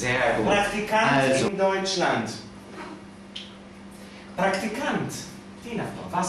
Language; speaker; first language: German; non-native, fluent; Greek